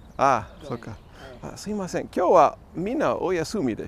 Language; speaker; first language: Japanese; non-native, learner; English